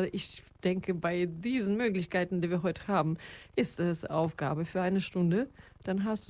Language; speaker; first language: German; non-native, fluent; Russian